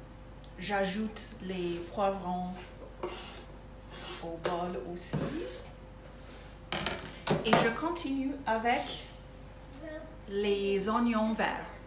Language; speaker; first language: French; non-native, local second language; English